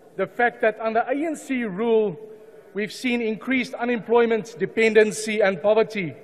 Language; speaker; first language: English; non-native, local second language; Afrikaans